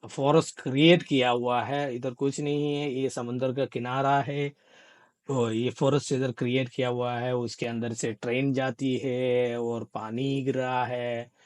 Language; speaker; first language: Hindi; non-native, local second language; Malayalam